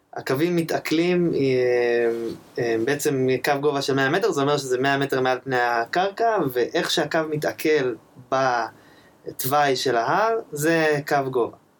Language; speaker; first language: Hebrew; native; Hebrew